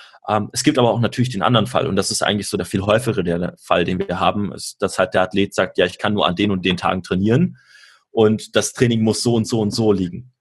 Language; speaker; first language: German; native; German